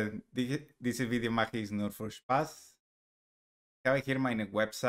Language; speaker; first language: German; non-native, learner; Spanish